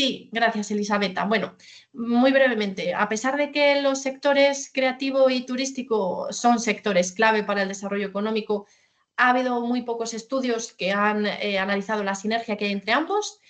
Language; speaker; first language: Spanish; native; Spanish